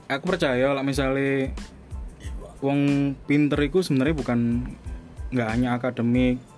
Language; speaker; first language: Indonesian; non-native, local second language; Javanese